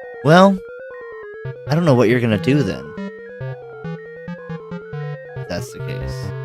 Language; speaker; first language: English; native; English